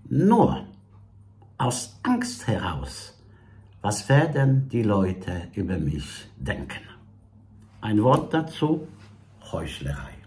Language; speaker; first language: German; non-native, fluent; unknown